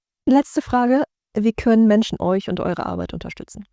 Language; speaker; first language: German; native; German